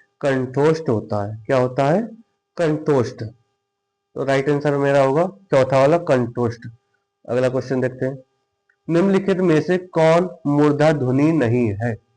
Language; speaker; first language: Hindi; native; Hindi